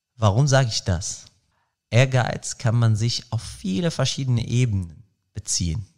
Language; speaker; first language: German; non-native, fluent; Arabic